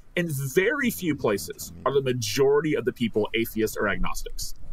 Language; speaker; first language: English; native; English